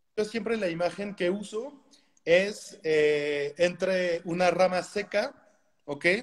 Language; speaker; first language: Spanish; non-native, fluent; French